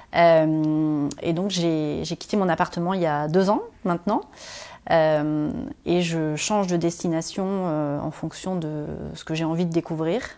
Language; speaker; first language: French; native; French